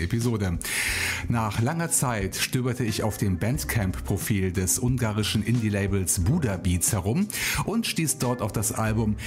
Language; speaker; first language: German; native; German